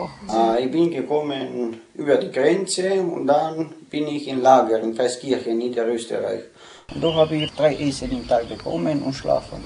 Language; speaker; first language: German; non-native, learner; Romanian